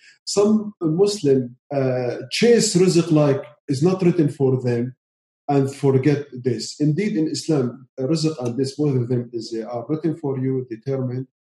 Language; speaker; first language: English; non-native, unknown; Arabic